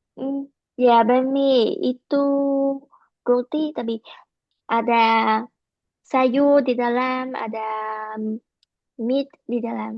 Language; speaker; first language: Indonesian; non-native, learner; Vietnamese